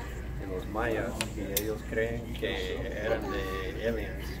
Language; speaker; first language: Spanish; non-native, learner; English